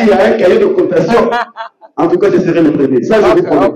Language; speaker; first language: French; non-native, local second language; Lingala